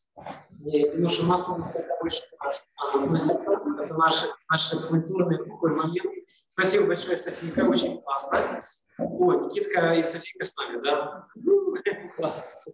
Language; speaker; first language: Russian; native; Russian